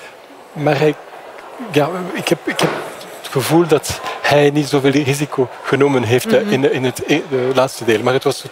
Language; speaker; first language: Dutch; non-native, fluent; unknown